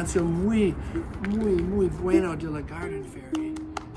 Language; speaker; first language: Spanish; non-native, learner; English